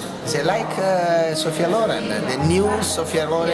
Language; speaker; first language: English; non-native, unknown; Italian